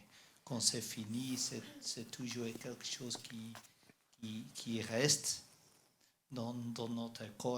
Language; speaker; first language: French; non-native, learner; Dutch